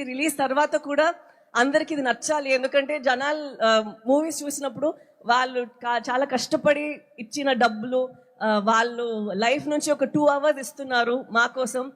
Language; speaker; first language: Telugu; non-native, fluent; Badaga